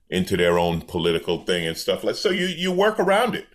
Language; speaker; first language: English; native; English